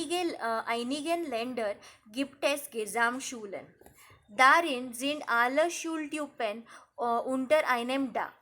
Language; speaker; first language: German; non-native, fluent; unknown